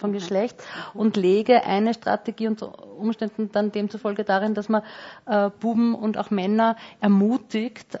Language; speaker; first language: German; native; German